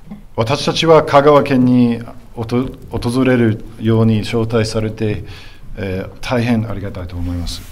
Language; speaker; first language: Japanese; non-native, fluent; English